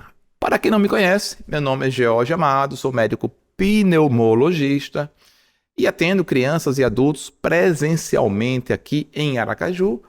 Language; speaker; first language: Portuguese; native; Portuguese